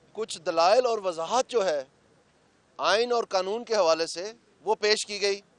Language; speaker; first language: Urdu; non-native, local second language; Punjabi